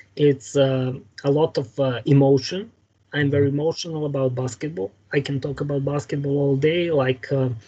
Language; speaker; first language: English; non-native, fluent; Serbian